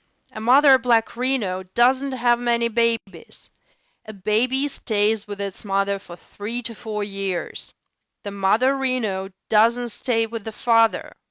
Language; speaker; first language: English; non-native, fluent; Russian